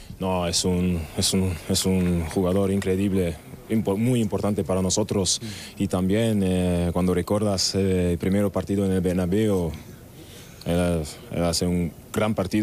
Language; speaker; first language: Spanish; non-native, learner; German